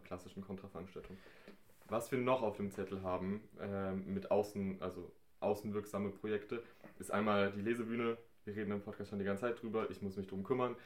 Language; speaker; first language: German; native; German